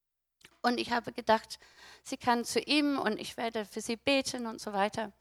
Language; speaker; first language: German; non-native, fluent; English